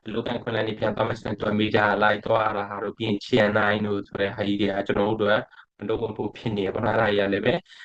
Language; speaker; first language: Burmese; native; Burmese